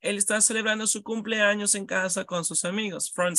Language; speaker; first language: Spanish; native; Spanish